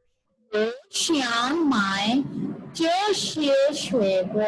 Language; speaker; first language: Chinese; non-native, fluent; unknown